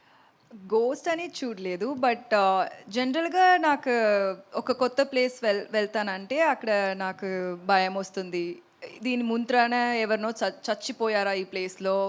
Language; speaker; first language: Telugu; non-native, learner; Tamil